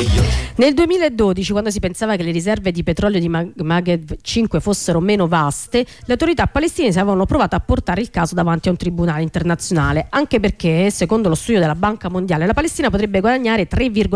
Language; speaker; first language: Italian; native; Italian